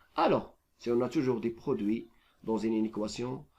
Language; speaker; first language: French; non-native, local second language; Arabic